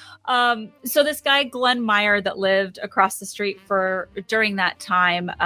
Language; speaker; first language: English; native; English